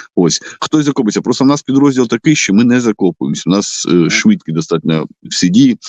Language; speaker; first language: Ukrainian; non-native, local second language; Russian